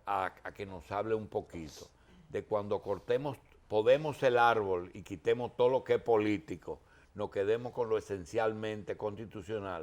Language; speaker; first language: Spanish; native; Spanish